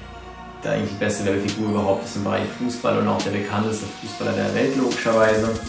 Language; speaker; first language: German; native; German